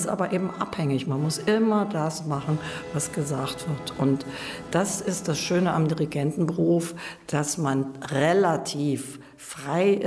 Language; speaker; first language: German; native; German